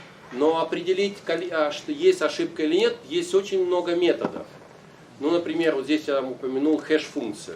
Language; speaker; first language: Russian; native; Russian